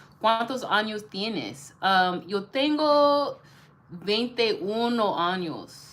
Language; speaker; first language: Spanish; non-native, learner; English